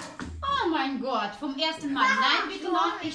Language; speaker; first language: German; non-native, fluent; Ukrainian